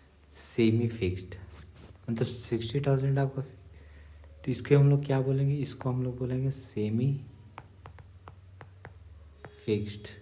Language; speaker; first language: Hindi; native; Hindi